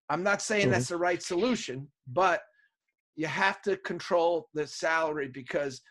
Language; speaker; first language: English; native; English